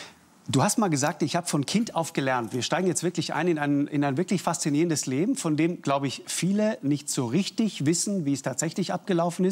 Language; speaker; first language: German; native; German